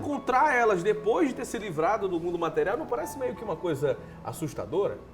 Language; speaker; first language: Portuguese; native; Portuguese